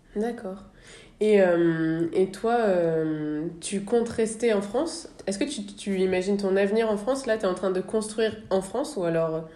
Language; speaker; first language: French; native; French